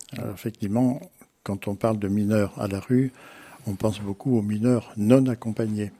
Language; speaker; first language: French; native; French